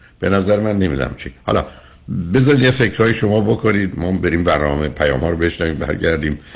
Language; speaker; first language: Persian; native; Persian